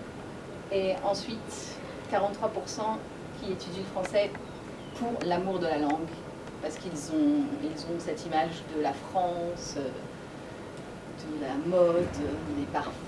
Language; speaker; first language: French; native; French